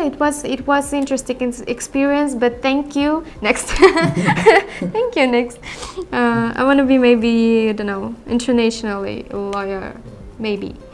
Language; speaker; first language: English; non-native, learner; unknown